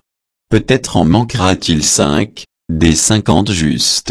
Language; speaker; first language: French; native; French